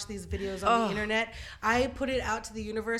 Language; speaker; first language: English; non-native, local second language; Filipino